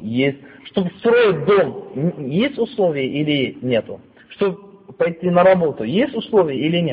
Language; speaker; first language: Russian; non-native, fluent; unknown